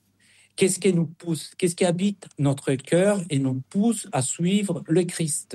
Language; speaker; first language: French; non-native, fluent; Spanish